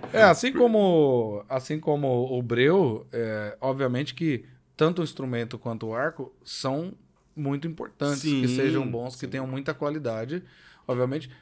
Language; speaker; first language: Portuguese; native; Portuguese